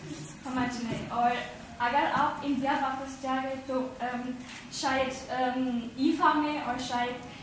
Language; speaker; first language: Hindi; non-native, learner; German